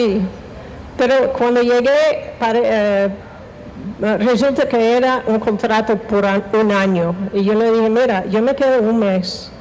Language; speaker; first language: Spanish; non-native, fluent; English